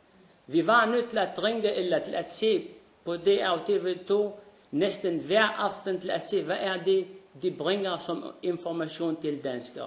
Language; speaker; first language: Danish; non-native, fluent; Arabic